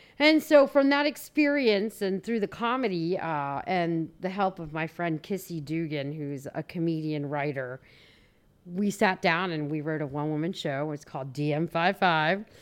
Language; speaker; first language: English; native; English